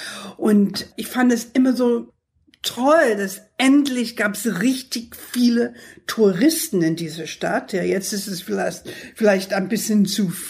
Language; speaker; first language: German; non-native, fluent; English